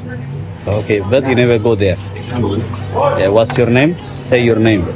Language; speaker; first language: English; non-native, local second language; Amharic